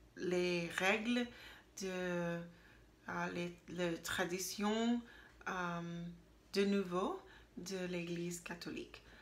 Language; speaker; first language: French; non-native, learner; English